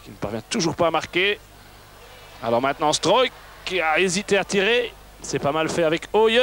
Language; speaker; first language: French; native; French